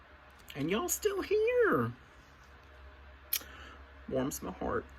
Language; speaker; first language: English; native; English